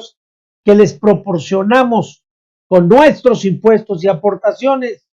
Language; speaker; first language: Spanish; native; Spanish